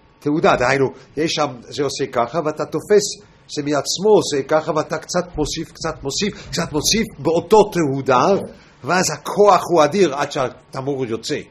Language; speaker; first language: Hebrew; non-native, fluent; English